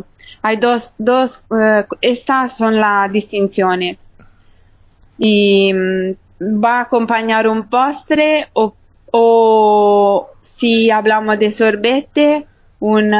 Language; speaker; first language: Spanish; non-native, fluent; Italian